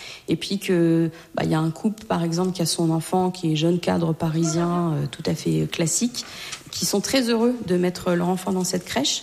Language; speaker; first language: French; native; French